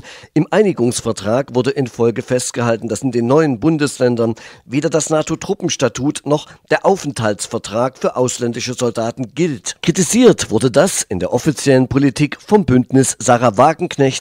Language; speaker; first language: German; native; German